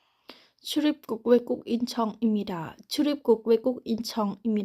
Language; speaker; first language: Korean; non-native, learner; Thai